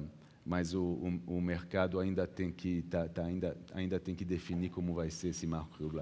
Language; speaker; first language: Portuguese; early bilingual, heritage; Portuguese